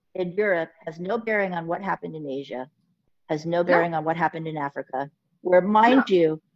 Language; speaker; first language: English; early bilingual, other home language; Filipino